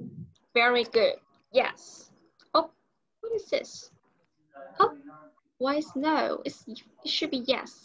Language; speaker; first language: English; non-native, learner; Vietnamese